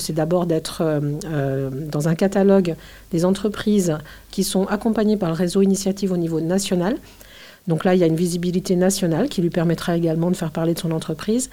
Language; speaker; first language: French; native; French